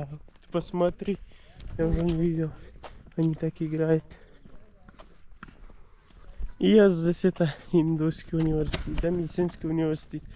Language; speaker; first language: Russian; non-native, learner; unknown